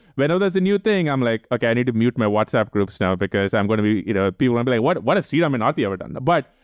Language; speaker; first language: English; non-native, local second language; Tamil